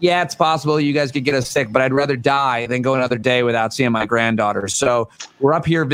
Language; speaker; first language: English; native; English